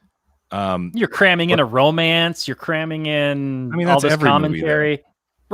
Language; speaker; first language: English; native; English